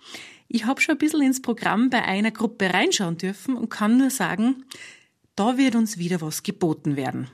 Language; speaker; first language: German; native; German